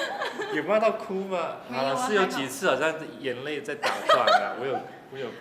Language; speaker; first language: Chinese; native; Chinese